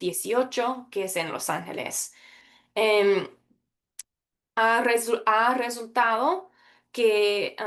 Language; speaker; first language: Spanish; early bilingual, heritage; Spanish